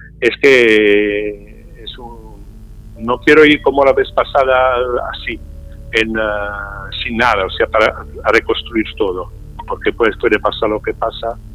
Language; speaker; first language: Spanish; non-native, fluent; Italian